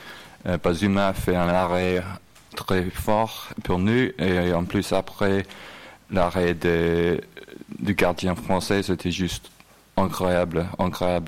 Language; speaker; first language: French; non-native, fluent; English